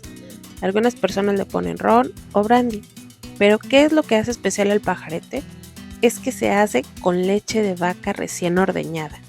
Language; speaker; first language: Spanish; native; Spanish